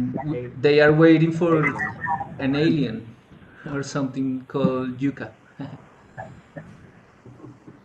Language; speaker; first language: English; non-native, fluent; Spanish